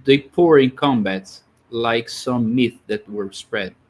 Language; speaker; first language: English; non-native, fluent; Portuguese